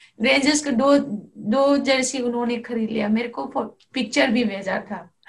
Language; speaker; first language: Hindi; non-native, local second language; Manipuri